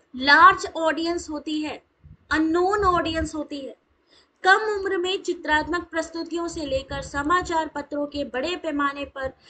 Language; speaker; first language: Hindi; native; Hindi